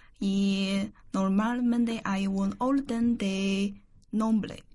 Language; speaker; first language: Spanish; non-native, learner; Chinese